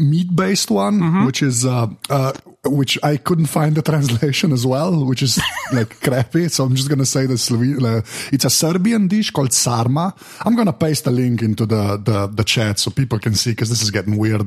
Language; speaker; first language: English; non-native, fluent; Slovenian